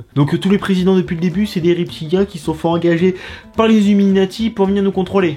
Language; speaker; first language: French; native; French